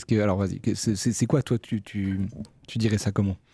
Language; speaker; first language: French; native; French